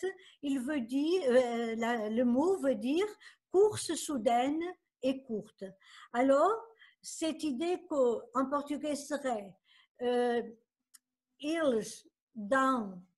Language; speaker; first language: French; non-native, fluent; Portuguese